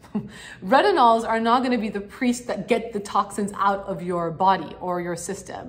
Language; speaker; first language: English; native; English